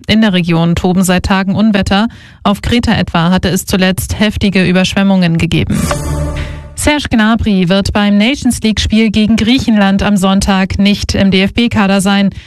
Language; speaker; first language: German; native; German